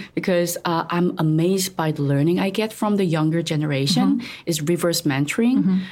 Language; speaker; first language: English; non-native, fluent; Korean